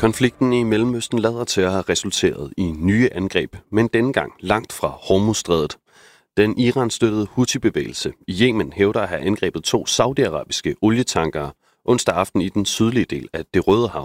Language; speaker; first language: Danish; native; Danish